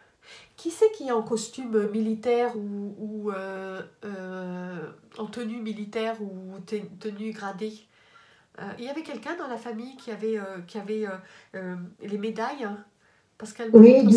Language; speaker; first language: French; native; French